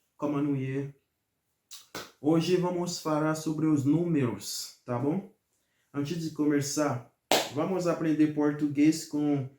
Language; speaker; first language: Portuguese; non-native, fluent; Haitian Creole